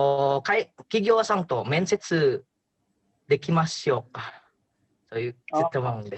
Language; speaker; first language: Japanese; non-native, learner; Indonesian